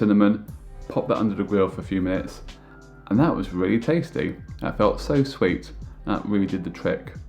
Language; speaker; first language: English; native; English